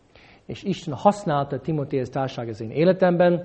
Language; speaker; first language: Hungarian; non-native, fluent; English